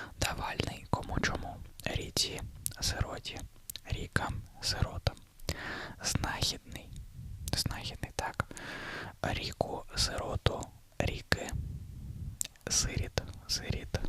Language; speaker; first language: Ukrainian; non-native, learner; Russian